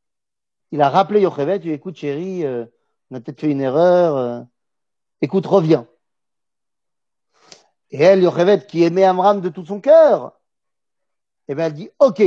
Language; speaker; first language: French; native; French